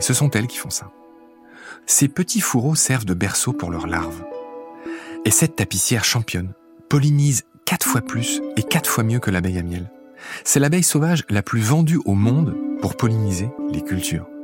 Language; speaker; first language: French; native; French